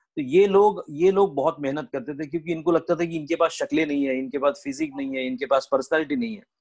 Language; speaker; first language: Hindi; non-native, local second language; Marathi